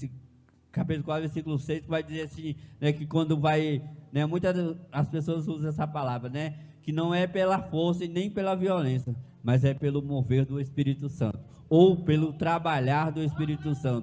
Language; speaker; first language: Portuguese; native; Portuguese